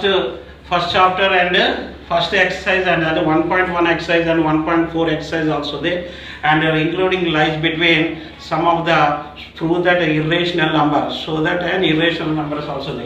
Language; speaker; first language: English; non-native, local second language; Telugu